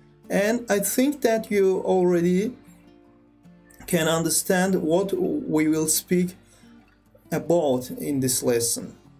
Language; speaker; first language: English; non-native, fluent; Azerbaijani